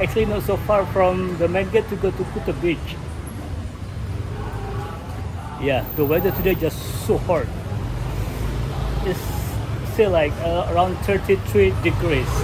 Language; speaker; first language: English; non-native, learner; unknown